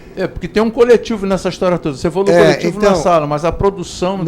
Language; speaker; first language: Portuguese; native; Portuguese